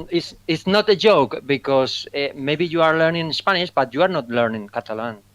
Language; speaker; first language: English; non-native, fluent; Spanish